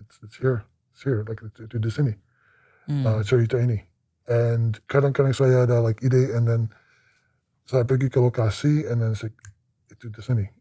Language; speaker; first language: Indonesian; non-native, learner; English